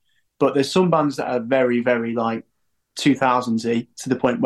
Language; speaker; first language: English; native; English